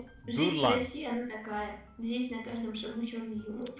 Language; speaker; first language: Russian; early bilingual, other home language; Turkish